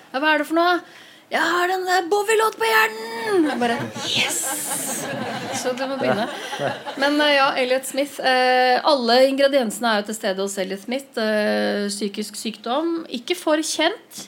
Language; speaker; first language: Norwegian; native; Norwegian